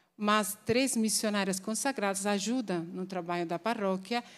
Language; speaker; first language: Portuguese; non-native, fluent; Italian